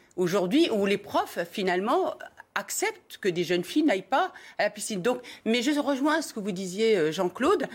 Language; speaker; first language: French; early bilingual, other home language; Arabic